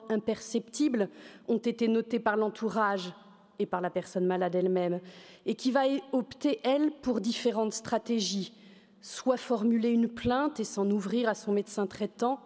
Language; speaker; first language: French; native; French